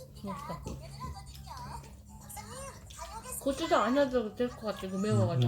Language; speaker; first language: Korean; non-native, fluent; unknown